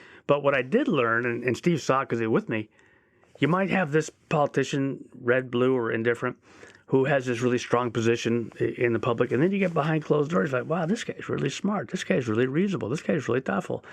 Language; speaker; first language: English; native; English